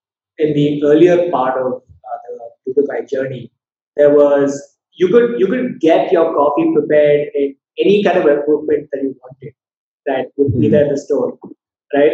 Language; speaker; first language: English; non-native, local second language; Tamil